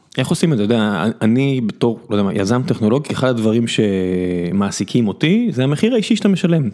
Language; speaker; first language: Hebrew; native; Hebrew